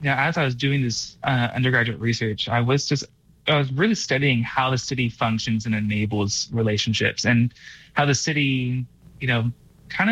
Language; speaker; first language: English; native; English